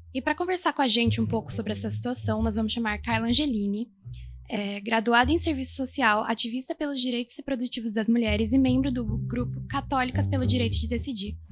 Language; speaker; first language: Portuguese; native; Portuguese